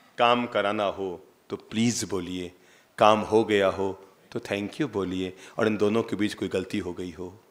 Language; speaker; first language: Hindi; native; Hindi